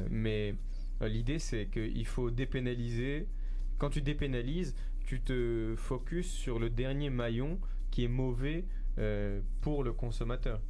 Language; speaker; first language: French; native; French